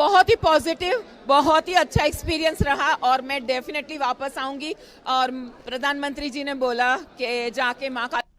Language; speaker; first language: Hindi; non-native, local second language; Gujarati